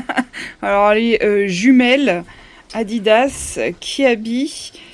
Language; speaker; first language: French; native; French